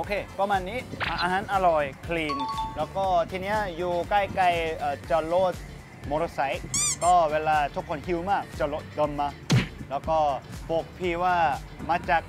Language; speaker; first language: Thai; non-native, fluent; Korean